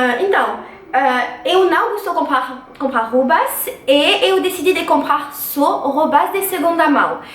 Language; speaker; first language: Portuguese; non-native, learner; French